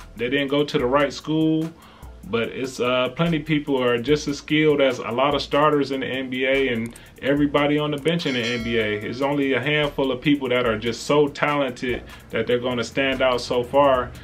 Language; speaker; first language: English; native; English